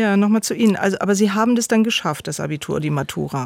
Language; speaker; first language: German; native; German